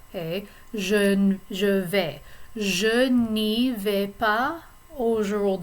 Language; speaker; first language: French; non-native, fluent; English